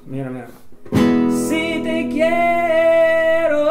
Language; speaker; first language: Spanish; non-native, learner; Russian